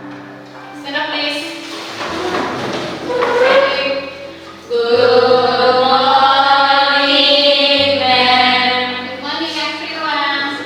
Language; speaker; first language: English; non-native, fluent; Indonesian